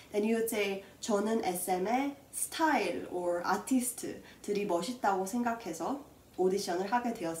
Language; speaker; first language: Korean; early bilingual, heritage; Korean